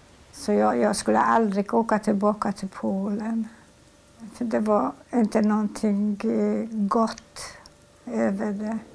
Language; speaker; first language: Swedish; non-native, fluent; Polish